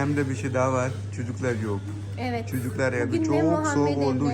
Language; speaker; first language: Turkish; non-native, learner; Urdu